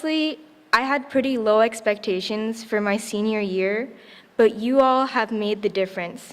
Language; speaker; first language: English; native; English